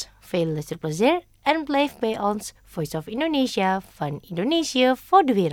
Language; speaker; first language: Dutch; non-native, fluent; Indonesian